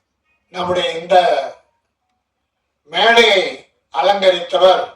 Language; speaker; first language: Tamil; native; Tamil